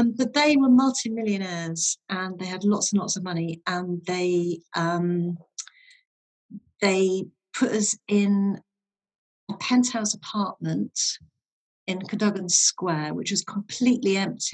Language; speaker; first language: English; native; English